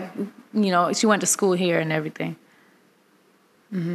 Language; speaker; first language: English; non-native, fluent; Russian